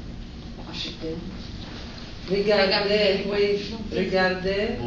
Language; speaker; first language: French; non-native, learner; Spanish